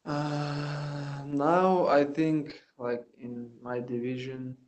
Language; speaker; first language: English; non-native, learner; Russian